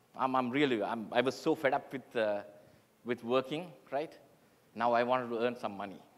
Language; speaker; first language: English; non-native, local second language; Sinhala